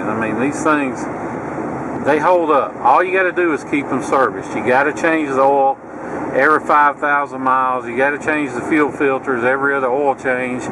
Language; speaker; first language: English; native; English